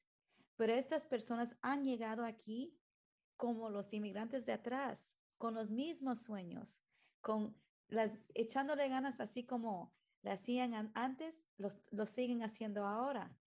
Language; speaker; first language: Spanish; early bilingual, heritage; Spanish